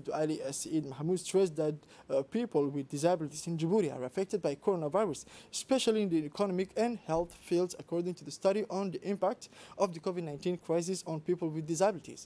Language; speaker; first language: English; non-native, fluent; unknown